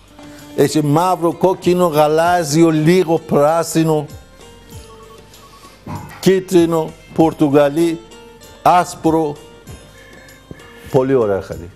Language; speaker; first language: Greek; non-native, learner; Persian